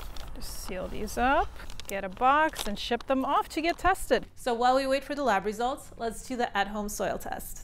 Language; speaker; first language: English; native; English